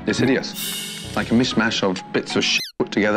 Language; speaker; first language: English; native; English